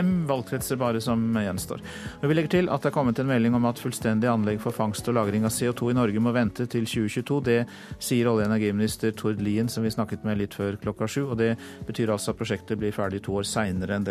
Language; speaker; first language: Norwegian; native; Norwegian